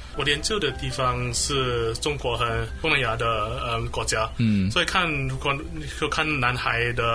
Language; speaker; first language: Chinese; non-native, local second language; English